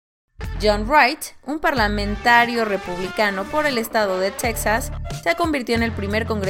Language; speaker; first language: Spanish; native; Spanish